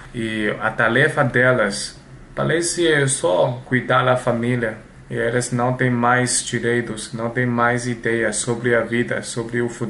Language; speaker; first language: Portuguese; non-native, learner; Chinese